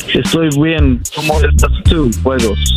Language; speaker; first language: Spanish; non-native, learner; English